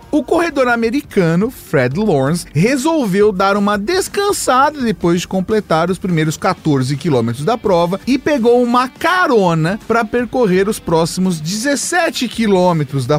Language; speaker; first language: Portuguese; native; Portuguese